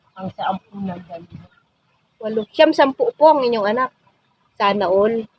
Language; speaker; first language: Filipino; non-native, local second language; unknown